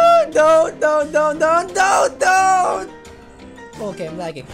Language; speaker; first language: English; non-native, local second language; Filipino